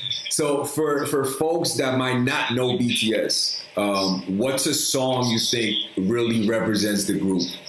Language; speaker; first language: English; early bilingual, other home language; Korean